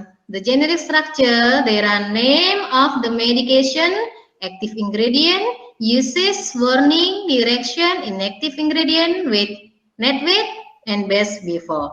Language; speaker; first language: English; non-native, learner; Indonesian